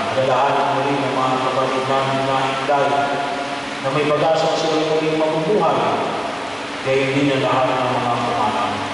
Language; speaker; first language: Filipino; native; Filipino